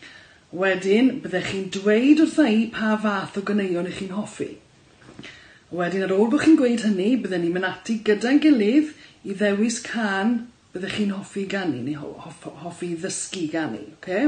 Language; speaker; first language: Welsh; native; Welsh